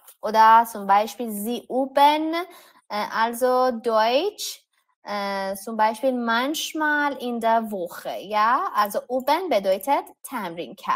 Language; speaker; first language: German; non-native, fluent; Persian